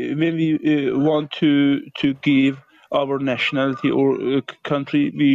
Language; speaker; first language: English; non-native, fluent; Turkish